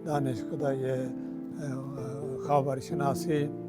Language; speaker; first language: Persian; non-native, fluent; Urdu